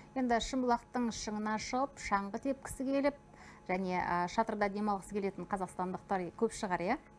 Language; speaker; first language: Kazakh; native; Kazakh